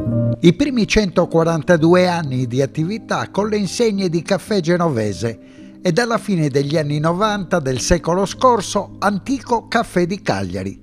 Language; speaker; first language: Italian; native; Italian